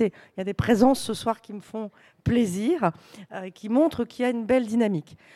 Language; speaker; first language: French; native; French